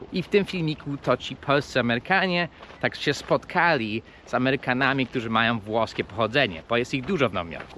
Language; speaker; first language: Polish; early bilingual, heritage; Polish